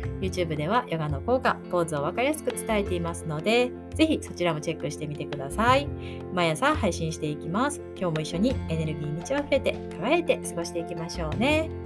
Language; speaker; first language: Japanese; native; Japanese